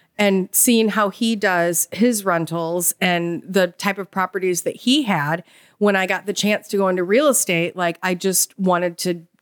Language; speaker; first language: English; native; English